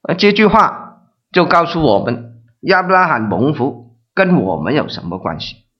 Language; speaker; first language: Chinese; non-native, local second language; Cantonese